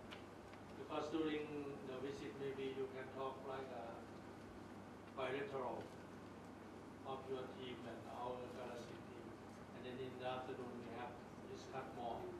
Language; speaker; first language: English; non-native, learner; Thai